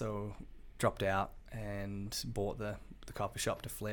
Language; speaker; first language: English; native; English